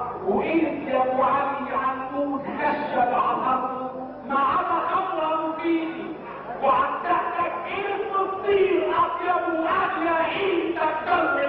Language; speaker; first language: Arabic; native; Arabic